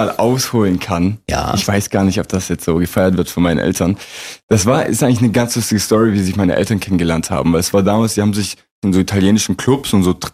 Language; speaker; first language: German; native; German